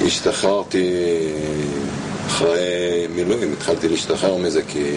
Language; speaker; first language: Hebrew; non-native, fluent; Russian